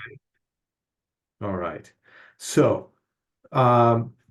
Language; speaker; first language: English; non-native, fluent; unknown